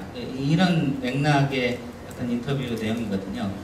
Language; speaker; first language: Korean; native; Korean